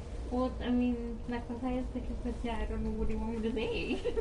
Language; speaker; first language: English; native; English